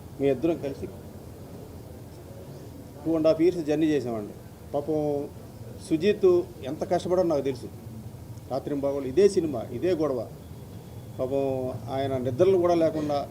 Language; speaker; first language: Telugu; native; Telugu